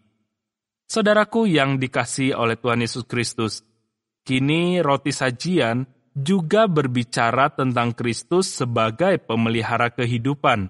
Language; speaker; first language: Indonesian; native; Indonesian